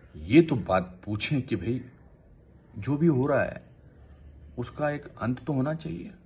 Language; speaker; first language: Hindi; native; Hindi